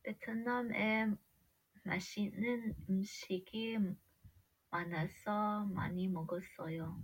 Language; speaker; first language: Korean; non-native, learner; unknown